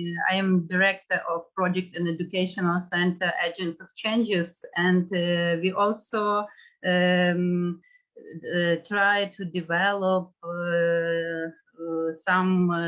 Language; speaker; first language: English; non-native, fluent; Ukrainian